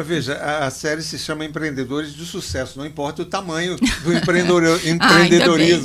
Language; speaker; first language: Portuguese; native; Portuguese